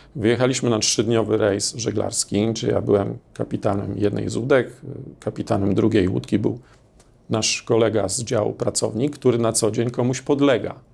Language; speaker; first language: Polish; native; Polish